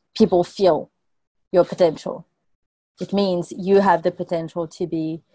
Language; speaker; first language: English; non-native, fluent; French